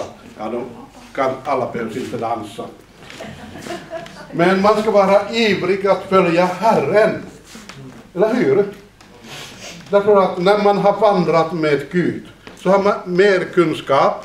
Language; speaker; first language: Swedish; non-native, fluent; Finnish